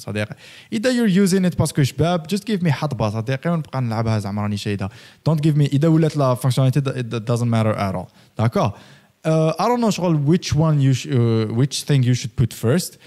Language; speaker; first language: English; non-native, fluent; Arabic